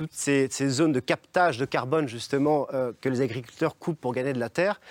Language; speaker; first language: French; native; French